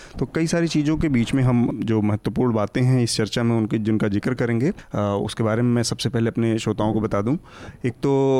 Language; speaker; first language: Hindi; native; Hindi